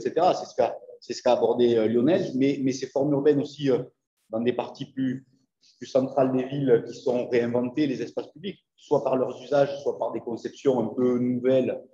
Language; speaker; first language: French; native; French